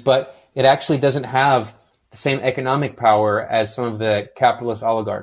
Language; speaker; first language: English; native; English